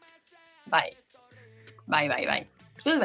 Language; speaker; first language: Basque; non-native, local second language; Spanish